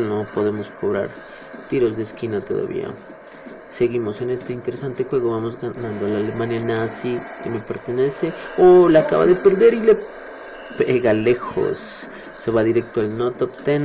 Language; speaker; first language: Spanish; native; Spanish